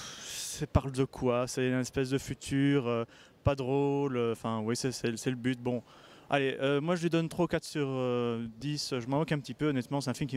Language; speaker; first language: French; native; French